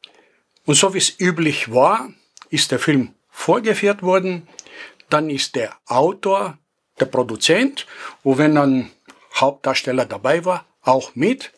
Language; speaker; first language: German; non-native, fluent; Greek